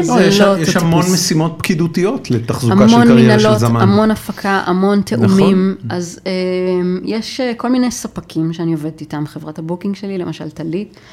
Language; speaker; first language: Hebrew; native; Hebrew